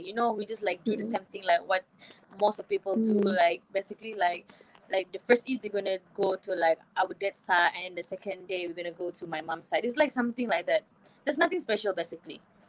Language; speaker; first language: English; non-native, local second language; Malay